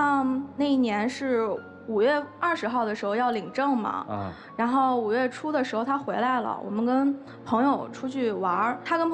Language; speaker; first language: Chinese; native; Chinese